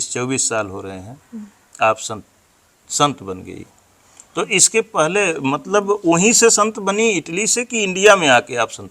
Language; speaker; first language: Hindi; native; Hindi